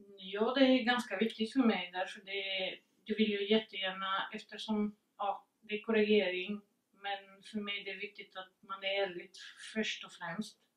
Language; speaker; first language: Swedish; non-native, fluent; Bulgarian